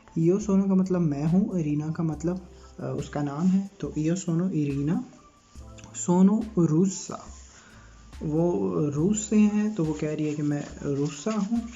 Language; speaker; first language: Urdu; native; Urdu